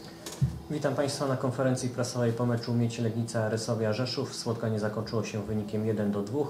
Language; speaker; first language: Polish; native; Polish